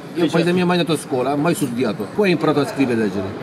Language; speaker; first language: Italian; non-native, learner; Turkish